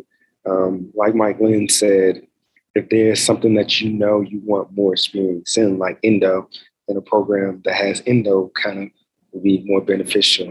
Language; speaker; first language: English; native; English